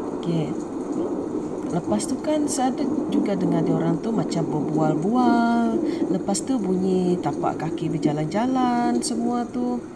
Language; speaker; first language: Malay; non-native, local second language; Iban